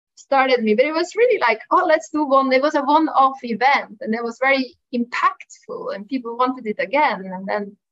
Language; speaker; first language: English; non-native, fluent; Norwegian